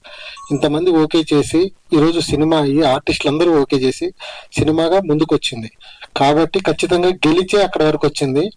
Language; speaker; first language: Telugu; native; Telugu